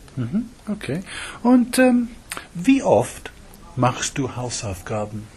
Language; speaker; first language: German; non-native, fluent; English